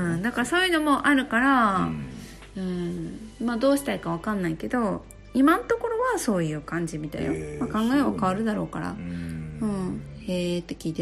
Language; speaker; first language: Japanese; native; Japanese